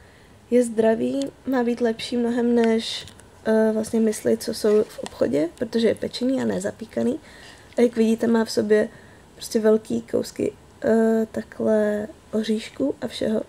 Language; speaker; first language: Czech; native; Czech